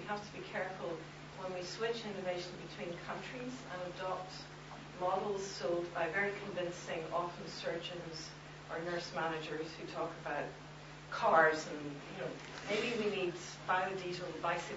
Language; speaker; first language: English; native; English